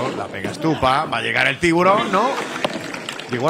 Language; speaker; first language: Spanish; native; Spanish